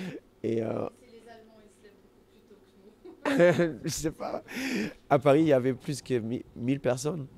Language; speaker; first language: French; non-native, fluent; German